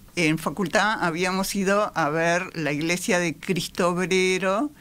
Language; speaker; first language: Spanish; native; Spanish